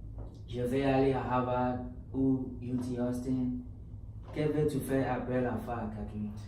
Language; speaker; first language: French; non-native, learner; English